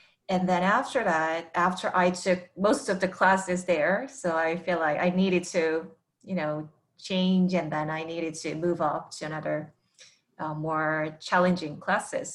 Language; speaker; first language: English; non-native, fluent; Korean